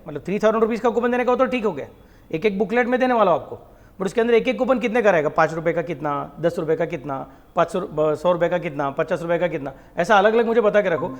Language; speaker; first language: Hindi; non-native, local second language; Marathi